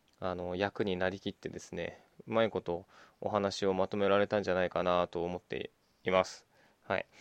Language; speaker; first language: Japanese; native; Japanese